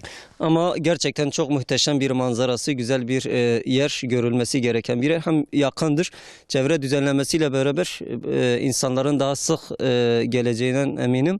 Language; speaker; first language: Turkish; native; Turkish